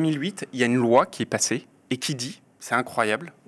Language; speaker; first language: French; native; French